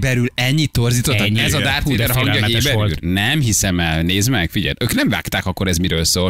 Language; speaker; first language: Hungarian; native; Hungarian